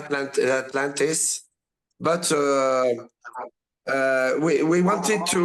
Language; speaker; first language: English; non-native, learner; French